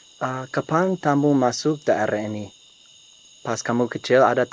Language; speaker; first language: Indonesian; non-native, learner; English